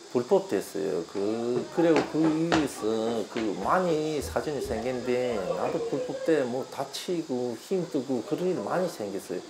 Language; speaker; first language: Korean; non-native, learner; Russian